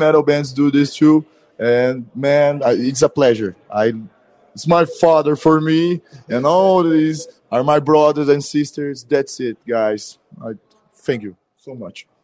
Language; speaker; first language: English; non-native, learner; Portuguese